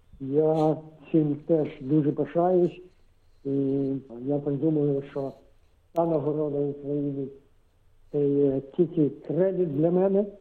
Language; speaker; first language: Ukrainian; non-native, local second language; Russian